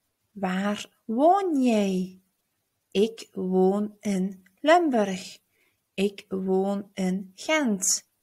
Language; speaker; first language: Dutch; early bilingual, other home language; Turkish